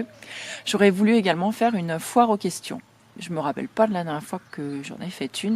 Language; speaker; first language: French; native; French